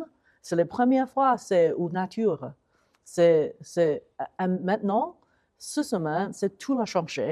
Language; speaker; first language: French; non-native, learner; Chinese